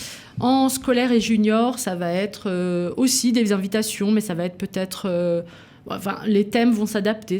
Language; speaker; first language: French; native; French